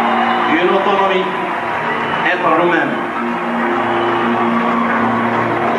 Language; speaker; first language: French; non-native, local second language; Kabyle